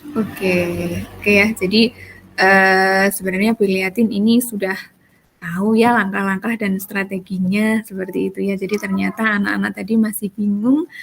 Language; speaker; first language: Indonesian; native; Indonesian